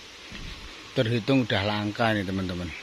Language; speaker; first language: Indonesian; non-native, local second language; Javanese